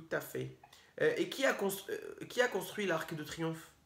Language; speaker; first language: French; native; French